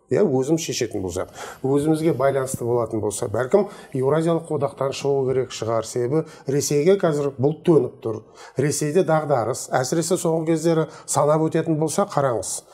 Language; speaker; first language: Kazakh; native; Kazakh